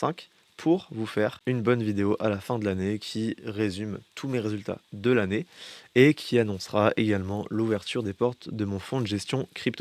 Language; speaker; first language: French; native; French